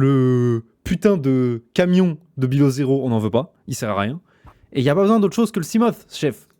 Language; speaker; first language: French; native; French